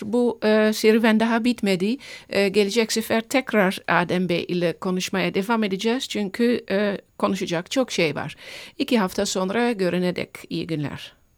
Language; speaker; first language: Turkish; non-native, fluent; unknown